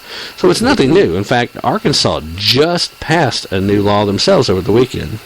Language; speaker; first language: English; native; English